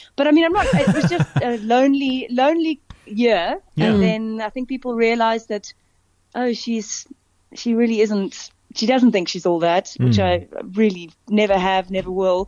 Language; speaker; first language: English; native; English